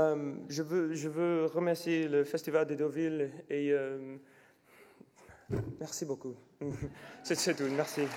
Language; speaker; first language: French; non-native, learner; English